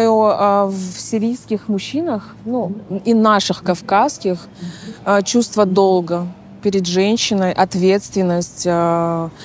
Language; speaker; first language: Russian; native; Russian